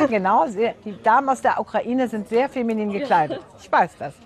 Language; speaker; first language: German; native; German